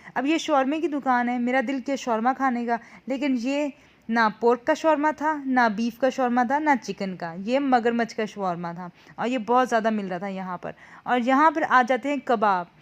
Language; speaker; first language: Urdu; native; Urdu